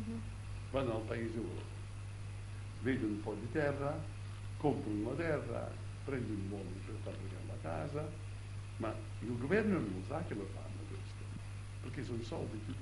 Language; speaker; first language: Italian; early bilingual, heritage; Italian